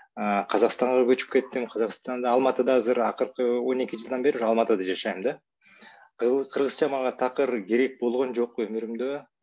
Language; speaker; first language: Kyrgyz; non-native, local second language; Russian